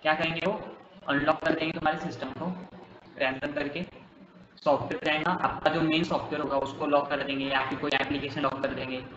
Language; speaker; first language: Hindi; non-native, local second language; Marathi